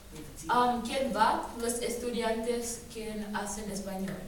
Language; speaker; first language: Spanish; non-native, learner; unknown